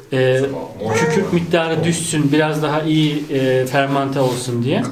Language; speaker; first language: Turkish; native; Turkish